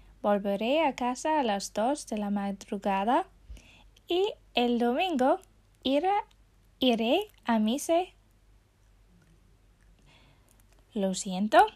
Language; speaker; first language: Spanish; non-native, fluent; English